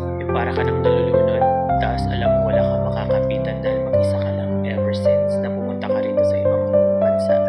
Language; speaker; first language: Filipino; native; Filipino